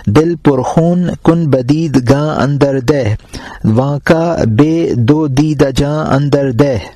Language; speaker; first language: Urdu; native; Urdu